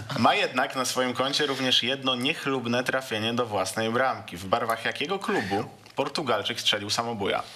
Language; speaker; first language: Polish; native; Polish